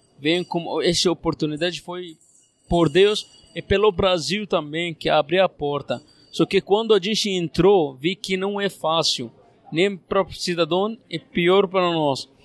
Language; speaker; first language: Portuguese; non-native, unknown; Arabic